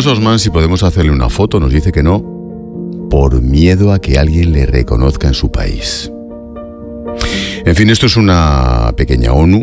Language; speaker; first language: Spanish; native; Spanish